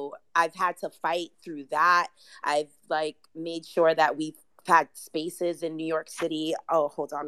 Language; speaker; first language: English; native; English